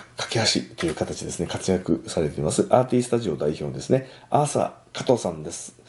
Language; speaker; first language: Japanese; native; Japanese